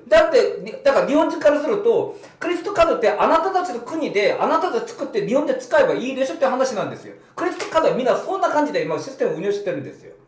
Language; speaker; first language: Japanese; non-native, fluent; Korean